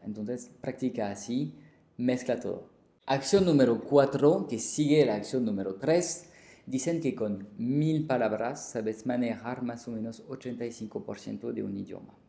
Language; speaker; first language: Spanish; non-native, fluent; French